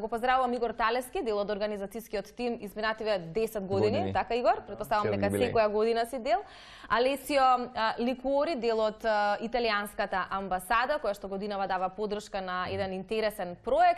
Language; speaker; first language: Macedonian; native; Macedonian